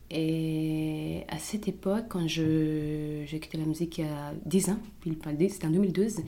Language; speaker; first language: French; non-native, fluent; Portuguese